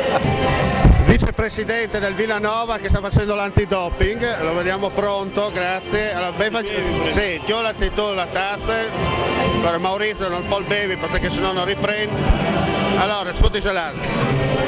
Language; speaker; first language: Italian; native; Italian